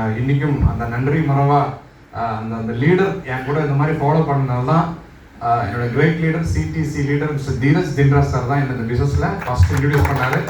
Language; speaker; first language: Tamil; non-native, local second language; Malayalam